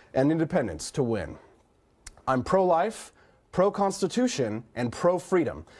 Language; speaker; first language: English; native; English